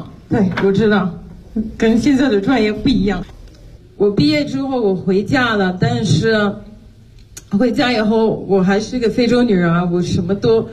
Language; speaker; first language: Chinese; non-native, fluent; French